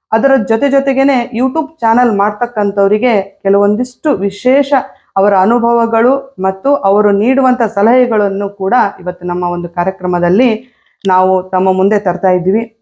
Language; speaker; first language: Kannada; native; Kannada